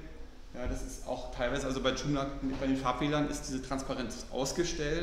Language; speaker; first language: German; native; German